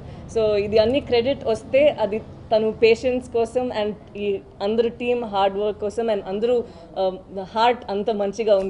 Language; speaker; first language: Telugu; non-native, fluent; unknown